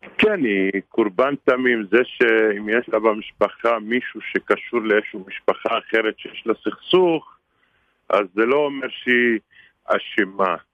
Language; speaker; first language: Hebrew; non-native, local second language; Arabic